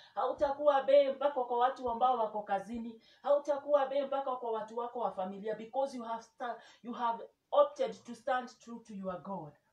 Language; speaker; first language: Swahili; non-native, local second language; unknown